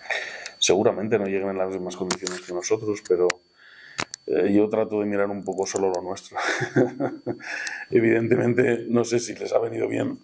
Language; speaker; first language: Spanish; native; Spanish